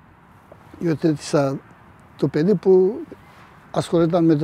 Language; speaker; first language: Greek; non-native, fluent; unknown